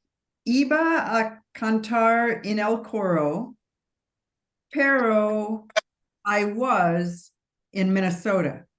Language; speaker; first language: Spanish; non-native, learner; English